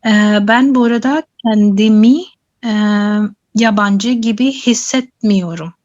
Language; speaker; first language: Turkish; non-native, learner; Urdu